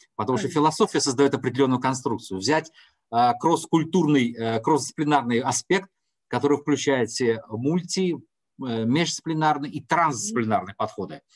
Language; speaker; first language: Russian; non-native, local second language; Tajik